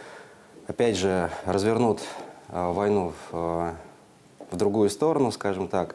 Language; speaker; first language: Russian; native; Russian